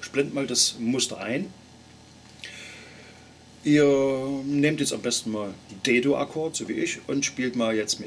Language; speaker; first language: German; native; German